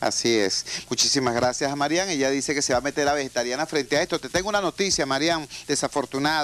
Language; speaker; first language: Spanish; native; Spanish